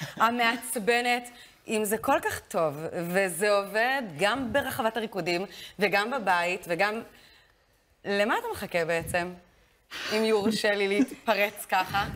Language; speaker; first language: Hebrew; native; Hebrew